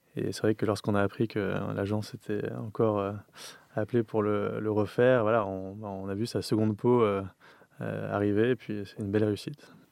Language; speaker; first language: French; native; French